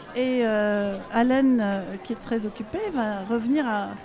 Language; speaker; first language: French; non-native, fluent; Arabic